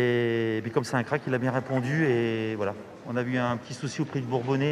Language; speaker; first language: French; native; French